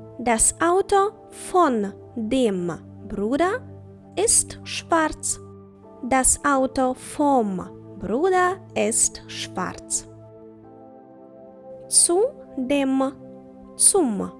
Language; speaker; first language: German; non-native, fluent; Ukrainian